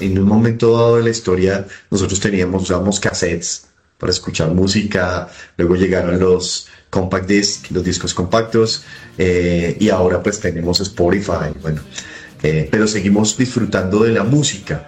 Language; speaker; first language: Spanish; native; Spanish